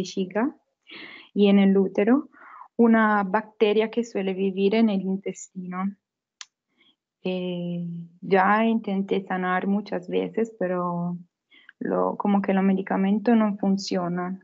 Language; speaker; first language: Spanish; non-native, fluent; Italian